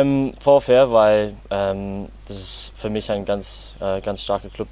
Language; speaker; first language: German; non-native, learner; English